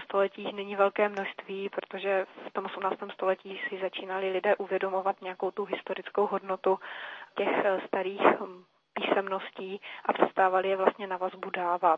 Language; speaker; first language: Czech; native; Czech